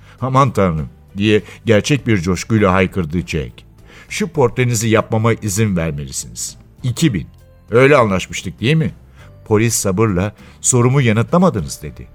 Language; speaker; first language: Turkish; native; Turkish